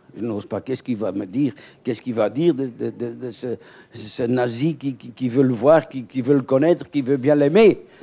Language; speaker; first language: French; native; French